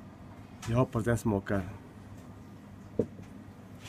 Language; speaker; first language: Swedish; non-native, learner; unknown